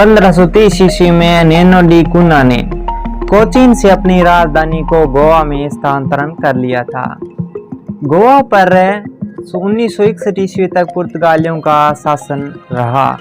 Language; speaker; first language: Hindi; native; Hindi